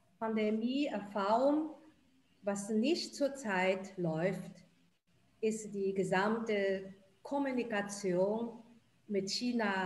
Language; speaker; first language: German; non-native, fluent; Chinese